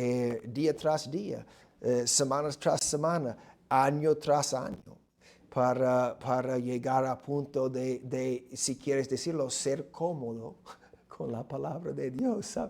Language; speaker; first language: Spanish; non-native, fluent; English